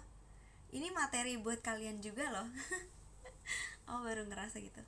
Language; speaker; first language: Indonesian; native; Indonesian